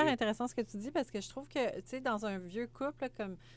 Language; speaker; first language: French; native; French